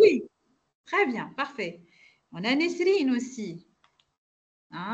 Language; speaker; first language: French; non-native, local second language; Arabic